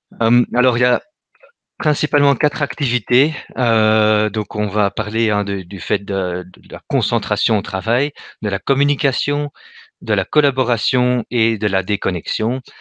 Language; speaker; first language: French; native; French